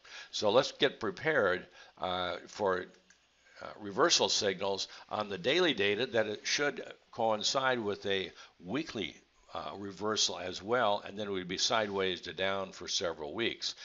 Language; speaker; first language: English; native; English